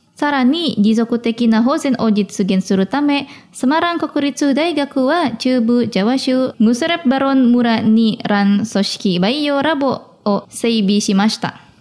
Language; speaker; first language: Japanese; non-native, fluent; Indonesian